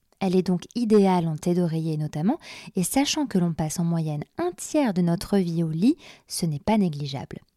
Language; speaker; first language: French; native; French